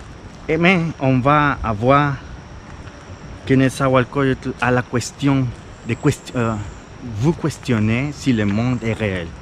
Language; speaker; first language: French; non-native, fluent; Spanish